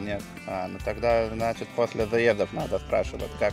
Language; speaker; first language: Russian; non-native, local second language; Lithuanian